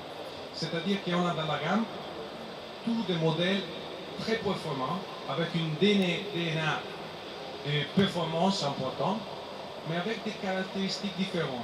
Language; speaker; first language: French; non-native, fluent; Italian